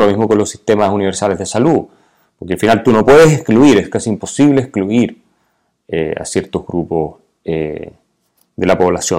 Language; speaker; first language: Spanish; native; Spanish